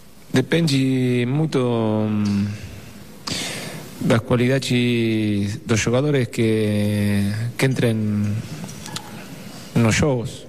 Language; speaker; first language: Portuguese; non-native, fluent; Spanish